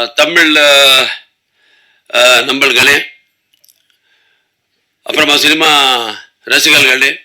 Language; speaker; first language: Tamil; non-native, local second language; Telugu